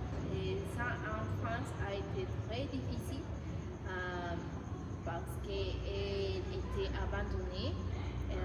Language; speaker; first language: French; non-native, learner; Spanish